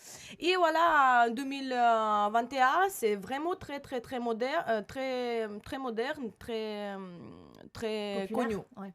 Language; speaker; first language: French; non-native, learner; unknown